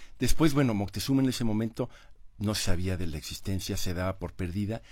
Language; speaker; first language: Spanish; native; Spanish